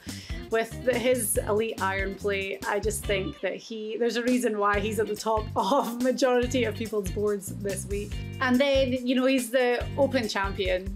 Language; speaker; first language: English; native; English